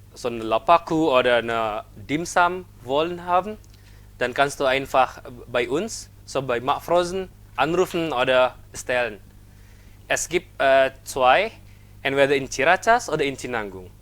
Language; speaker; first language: German; non-native, learner; Indonesian